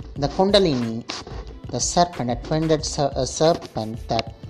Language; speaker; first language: English; non-native, local second language; Tamil